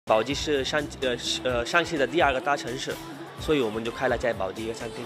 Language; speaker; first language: Chinese; non-native, learner; Hindi